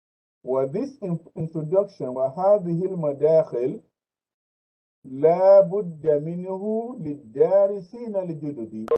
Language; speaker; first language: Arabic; non-native, fluent; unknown